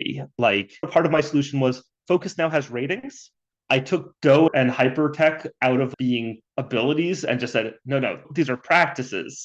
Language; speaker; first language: English; native; English